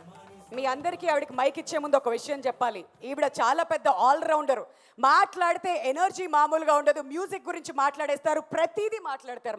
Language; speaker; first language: Telugu; native; Telugu